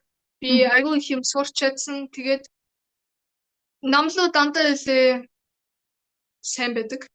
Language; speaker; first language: Mongolian; early bilingual, heritage; Mongolian